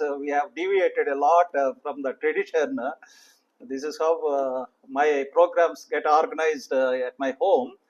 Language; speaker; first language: English; non-native, local second language; Telugu